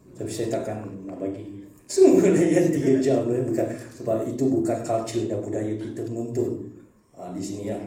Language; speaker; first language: Malay; native; Malay